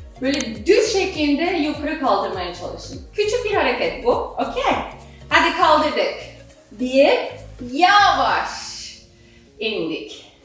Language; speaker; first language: Turkish; non-native, fluent; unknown